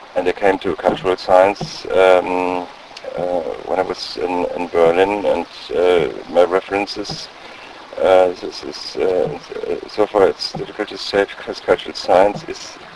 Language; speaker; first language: English; non-native, fluent; German